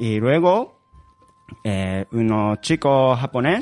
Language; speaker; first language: Spanish; non-native, learner; Japanese